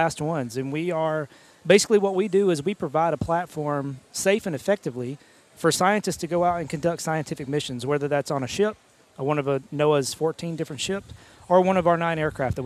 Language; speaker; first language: English; native; English